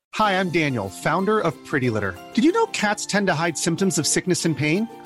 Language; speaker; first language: English; early bilingual, other home language; Urdu